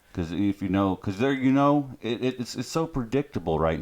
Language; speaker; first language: English; native; English